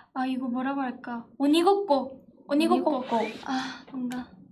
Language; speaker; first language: Korean; non-native, fluent; Japanese